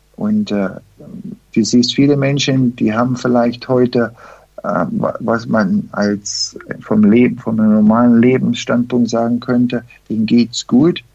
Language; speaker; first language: German; early bilingual, heritage; German